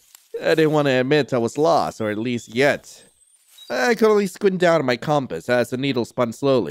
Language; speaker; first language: English; native; English